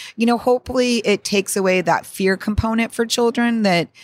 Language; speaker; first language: English; native; English